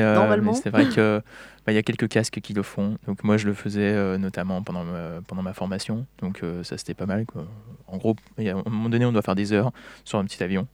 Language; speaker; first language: French; native; French